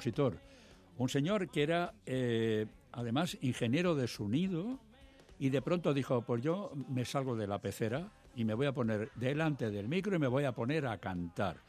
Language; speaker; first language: Spanish; native; Spanish